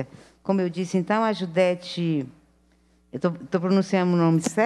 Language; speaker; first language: Portuguese; native; Portuguese